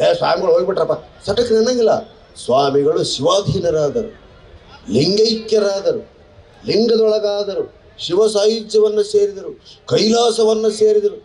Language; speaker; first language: Kannada; native; Kannada